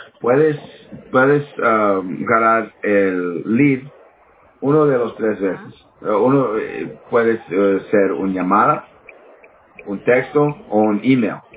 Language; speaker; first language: Spanish; non-native, learner; English